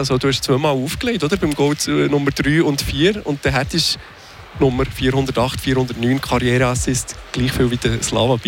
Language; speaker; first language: German; native; German